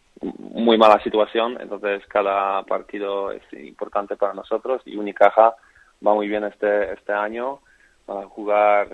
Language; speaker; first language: Spanish; non-native, fluent; Polish